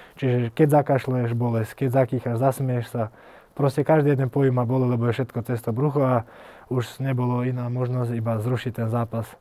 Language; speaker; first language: Slovak; early bilingual, heritage; Slovak